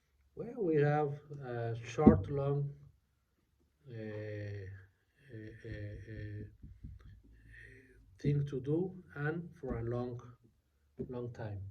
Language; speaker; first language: English; non-native, learner; Spanish